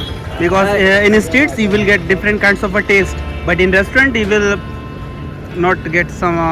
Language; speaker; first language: English; non-native, local second language; Hindi